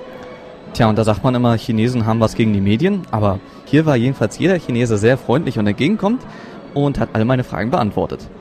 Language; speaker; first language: German; native; German